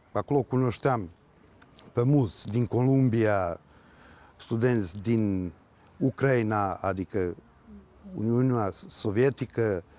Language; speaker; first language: Romanian; early bilingual, heritage; Serbian